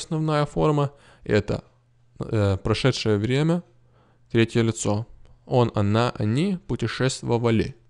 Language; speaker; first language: Russian; non-native, fluent; Lithuanian